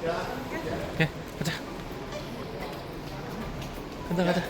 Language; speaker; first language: Korean; native; Korean